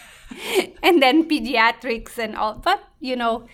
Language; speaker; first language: English; non-native, fluent; Portuguese